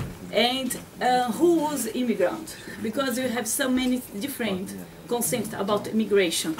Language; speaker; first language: English; non-native, learner; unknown